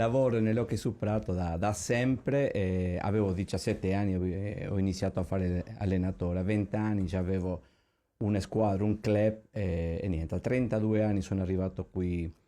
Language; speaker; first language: Italian; non-native, fluent; Spanish